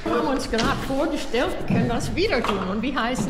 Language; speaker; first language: German; early bilingual, heritage; German